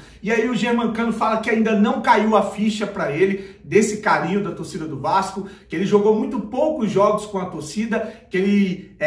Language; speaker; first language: Portuguese; native; Portuguese